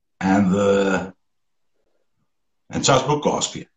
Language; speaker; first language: English; non-native, learner; Italian